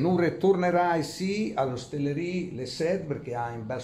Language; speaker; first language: French; non-native, learner; Italian